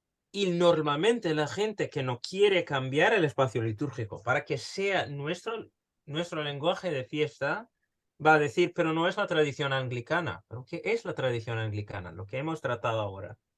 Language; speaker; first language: Spanish; early bilingual, heritage; Spanish